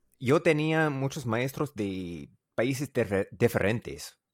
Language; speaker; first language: Spanish; non-native, learner; English